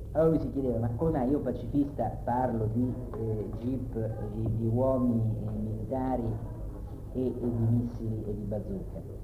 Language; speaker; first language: Italian; native; Italian